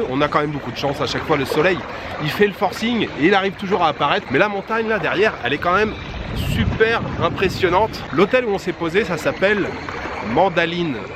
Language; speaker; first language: French; native; French